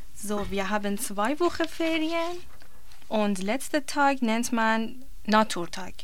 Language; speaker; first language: German; non-native, learner; Persian